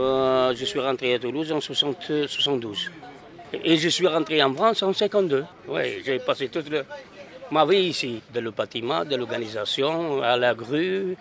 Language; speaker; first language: French; non-native, fluent; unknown